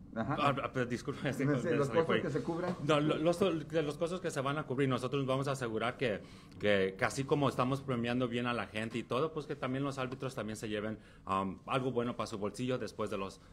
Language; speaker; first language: Spanish; early bilingual, heritage; Spanish